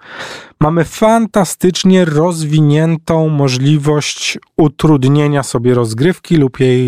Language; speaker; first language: Polish; native; Polish